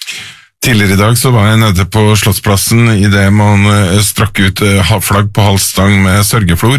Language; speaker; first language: Norwegian; native; Norwegian